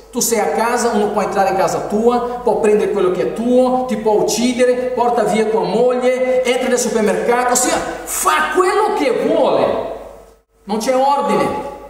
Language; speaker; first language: Italian; non-native, fluent; Portuguese